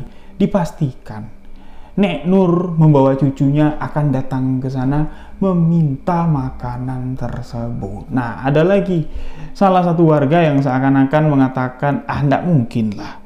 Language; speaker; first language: Indonesian; native; Indonesian